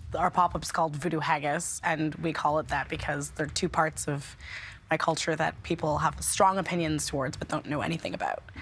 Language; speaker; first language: English; native; English